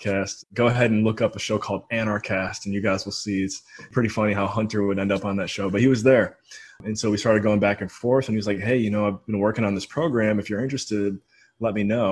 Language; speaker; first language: English; native; English